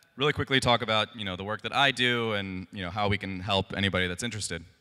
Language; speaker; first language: English; native; English